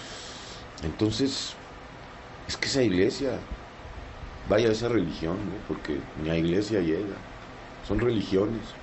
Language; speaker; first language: Spanish; native; Spanish